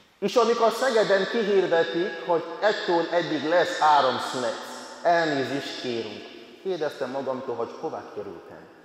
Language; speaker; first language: Hungarian; non-native, fluent; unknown